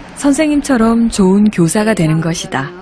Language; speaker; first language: Korean; native; Korean